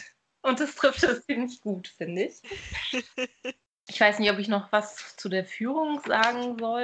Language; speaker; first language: German; native; German